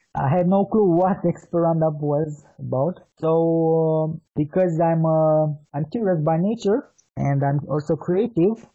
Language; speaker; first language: English; non-native, fluent; Romanian